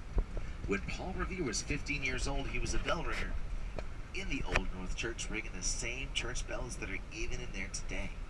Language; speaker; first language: English; native; English